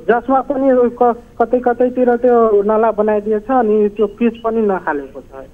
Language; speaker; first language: Nepali; native; Nepali